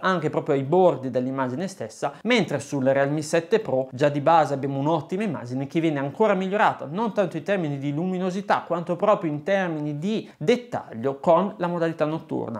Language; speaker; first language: Italian; native; Italian